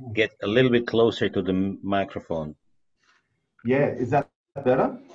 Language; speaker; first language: English; native; English